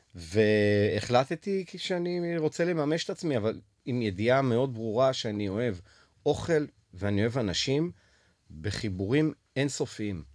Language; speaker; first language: Hebrew; native; Hebrew